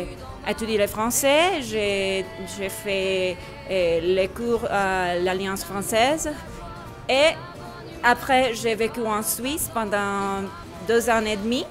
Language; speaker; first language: French; non-native, fluent; Spanish